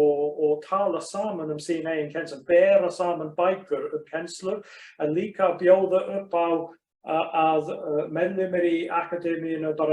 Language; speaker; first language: Icelandic; non-native, fluent; English